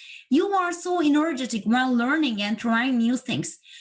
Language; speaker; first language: English; non-native, fluent; Turkish